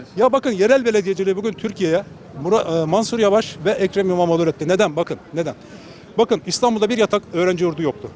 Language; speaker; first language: Turkish; native; Turkish